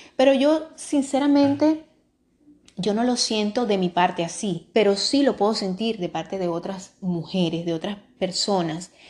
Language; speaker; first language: Spanish; native; Spanish